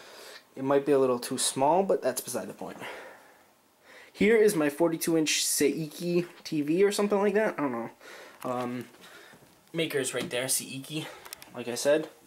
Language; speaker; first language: English; native; English